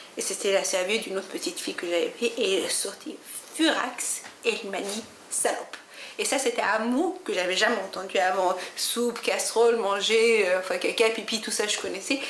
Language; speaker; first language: French; early bilingual, other home language; Persian